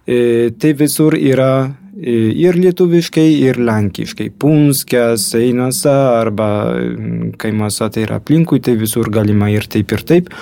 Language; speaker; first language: Lithuanian; early bilingual, heritage; Lithuanian